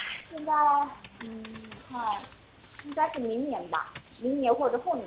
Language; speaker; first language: Chinese; non-native, learner; Korean